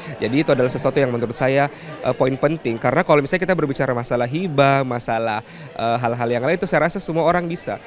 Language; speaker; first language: Indonesian; native; Indonesian